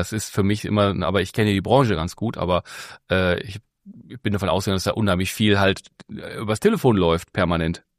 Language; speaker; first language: German; native; German